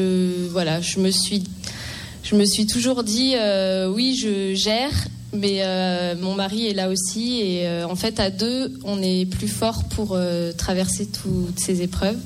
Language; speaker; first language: French; native; French